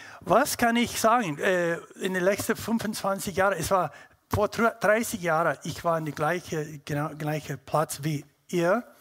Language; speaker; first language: German; non-native, learner; English